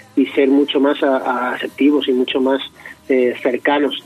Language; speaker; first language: Spanish; native; Spanish